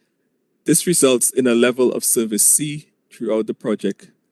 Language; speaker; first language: English; native; English